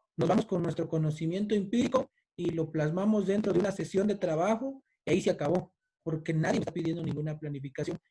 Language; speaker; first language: Spanish; native; Spanish